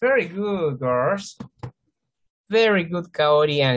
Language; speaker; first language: English; non-native, fluent; Spanish